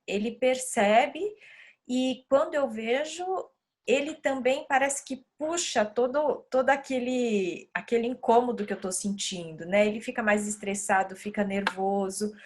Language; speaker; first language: Portuguese; native; Portuguese